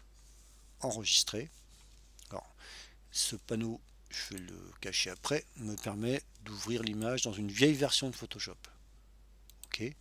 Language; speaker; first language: French; native; French